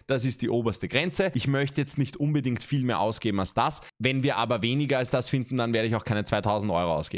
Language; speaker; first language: German; native; German